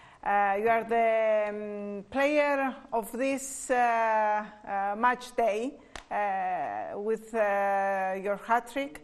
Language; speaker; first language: English; non-native, fluent; Greek